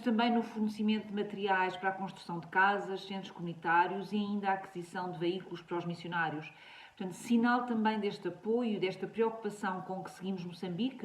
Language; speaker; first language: Portuguese; native; Portuguese